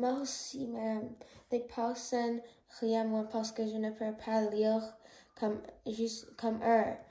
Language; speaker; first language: French; non-native, learner; English